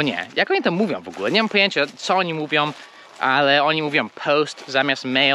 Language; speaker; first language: Polish; non-native, fluent; English